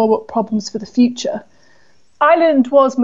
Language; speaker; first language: English; native; English